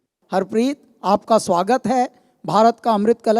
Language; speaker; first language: Hindi; native; Hindi